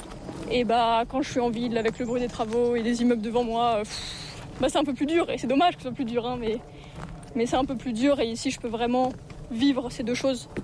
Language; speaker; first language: French; native; French